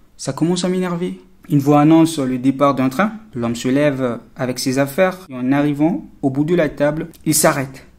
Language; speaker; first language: French; non-native, local second language; Sango